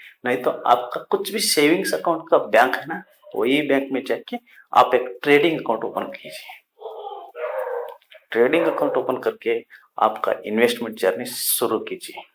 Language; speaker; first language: Hindi; non-native, local second language; Kannada